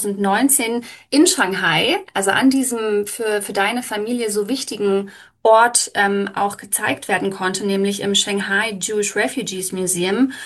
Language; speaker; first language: German; native; German